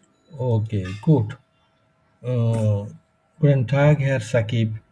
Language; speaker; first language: German; non-native, fluent; Bangla